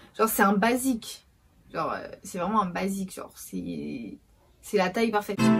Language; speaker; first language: French; early bilingual, other home language; Portuguese